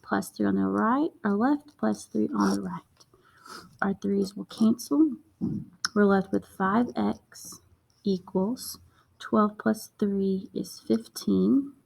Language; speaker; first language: English; native; English